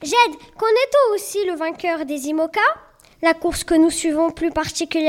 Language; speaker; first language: French; native; French